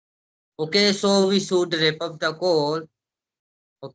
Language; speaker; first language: English; non-native, learner; Hindi